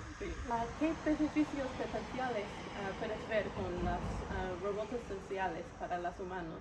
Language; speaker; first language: Spanish; non-native, learner; English